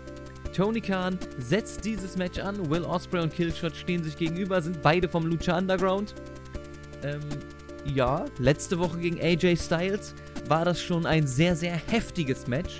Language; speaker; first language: German; native; German